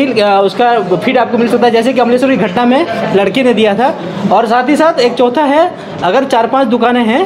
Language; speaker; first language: Hindi; native; Hindi